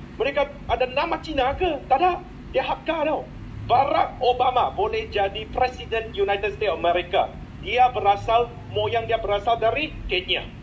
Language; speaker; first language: Malay; non-native, local second language; Chinese